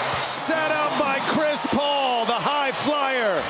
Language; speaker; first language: English; native; English